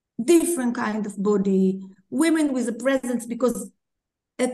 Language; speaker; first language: English; non-native, fluent; Hebrew